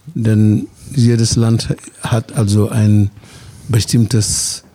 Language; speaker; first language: German; non-native, fluent; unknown